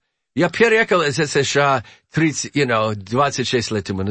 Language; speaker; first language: Russian; non-native, learner; English